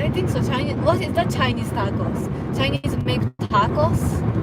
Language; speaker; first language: English; non-native, learner; Japanese